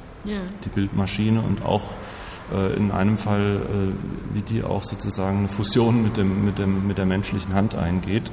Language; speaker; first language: German; native; German